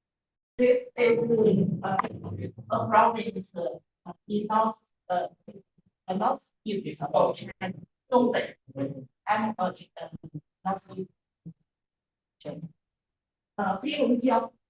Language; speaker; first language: English; non-native, learner; Chinese